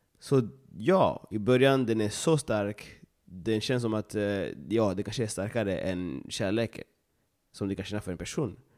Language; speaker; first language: Swedish; non-native, fluent; Lingala